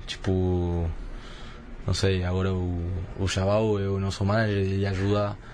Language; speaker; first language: Portuguese; early bilingual, heritage; Spanish